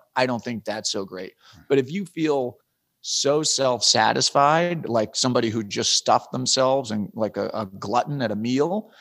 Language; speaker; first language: English; native; English